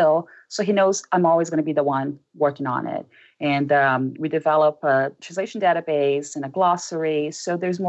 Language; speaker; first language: English; non-native, fluent; Portuguese